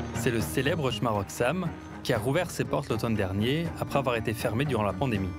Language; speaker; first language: French; native; French